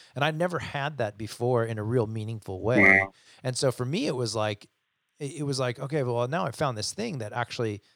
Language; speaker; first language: English; native; English